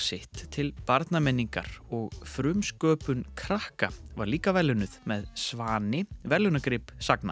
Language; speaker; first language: Icelandic; native; Icelandic